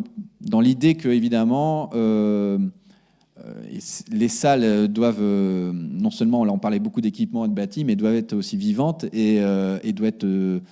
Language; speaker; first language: French; native; French